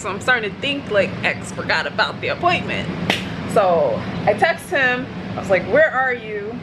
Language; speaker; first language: English; native; English